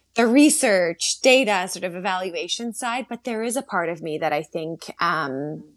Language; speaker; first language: English; early bilingual, other home language; Slovak